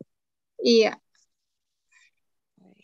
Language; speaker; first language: Indonesian; native; Indonesian